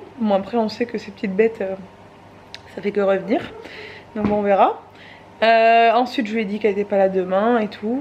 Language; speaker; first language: French; native; French